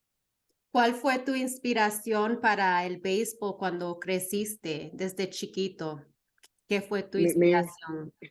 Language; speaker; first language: Spanish; early bilingual, heritage; Spanish